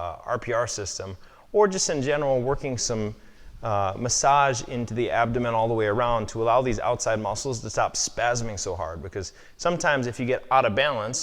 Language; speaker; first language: English; native; English